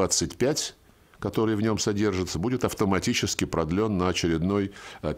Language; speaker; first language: Russian; native; Russian